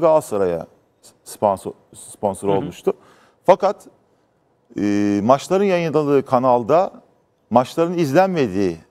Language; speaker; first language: Turkish; native; Turkish